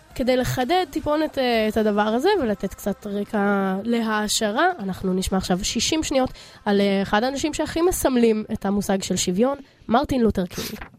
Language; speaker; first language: Hebrew; native; Hebrew